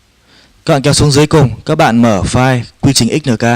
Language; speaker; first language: Vietnamese; native; Vietnamese